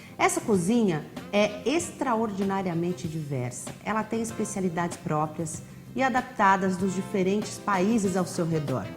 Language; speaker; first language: Portuguese; native; Portuguese